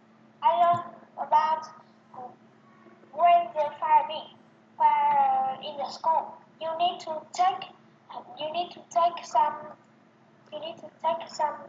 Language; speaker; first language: English; non-native, learner; Vietnamese